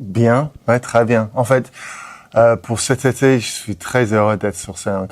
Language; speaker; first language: French; non-native, fluent; English